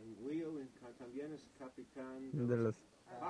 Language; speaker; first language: Spanish; non-native, fluent; English